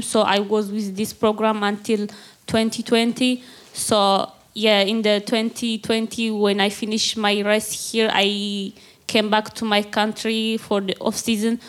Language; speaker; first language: English; non-native, learner; Tigrinya